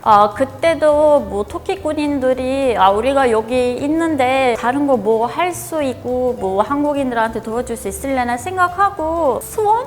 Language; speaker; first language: Korean; non-native, fluent; Turkish